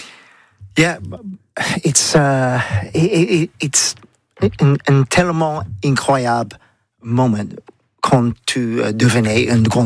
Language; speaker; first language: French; non-native, learner; English